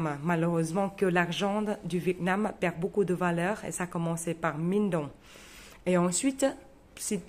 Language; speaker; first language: French; non-native, fluent; Vietnamese